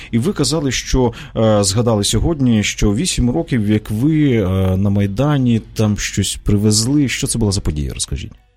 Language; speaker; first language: Ukrainian; native; Ukrainian